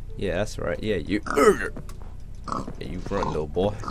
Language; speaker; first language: English; native; English